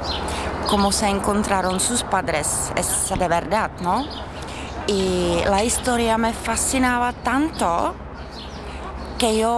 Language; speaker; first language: Spanish; non-native, fluent; Czech